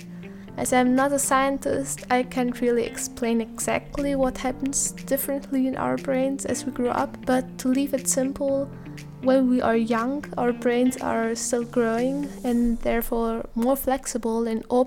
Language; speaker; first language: English; non-native, fluent; Italian